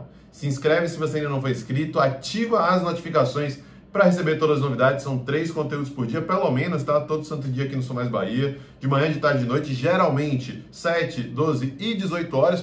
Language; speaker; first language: Portuguese; native; Portuguese